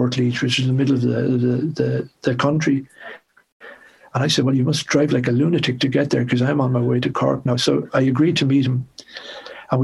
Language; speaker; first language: English; native; English